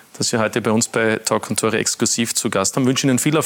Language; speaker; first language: German; native; German